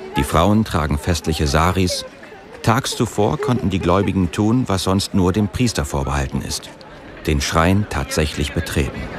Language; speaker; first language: German; native; German